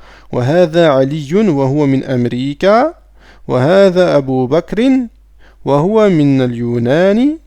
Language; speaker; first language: Arabic; non-native, fluent; French